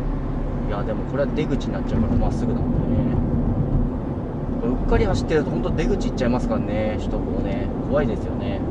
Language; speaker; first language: Japanese; native; Japanese